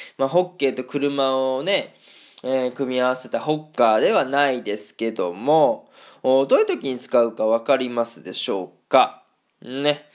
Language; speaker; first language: Japanese; native; Japanese